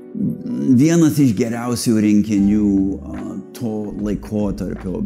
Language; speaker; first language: Lithuanian; early bilingual, heritage; English